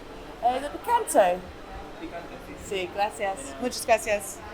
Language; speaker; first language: Spanish; non-native, learner; English